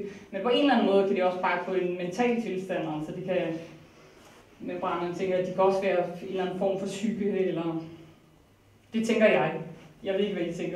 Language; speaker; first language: Danish; native; Danish